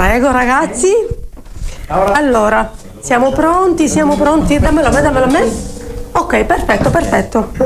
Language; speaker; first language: Italian; native; Italian